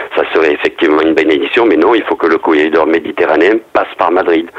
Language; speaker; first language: French; native; French